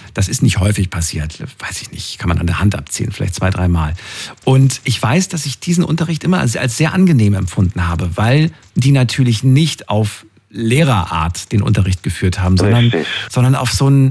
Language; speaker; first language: German; native; German